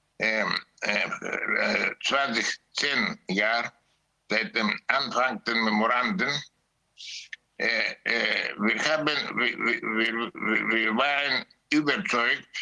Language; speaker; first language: German; non-native, learner; Greek